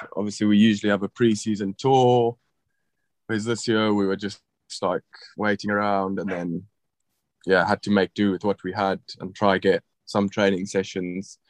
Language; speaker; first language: English; native; English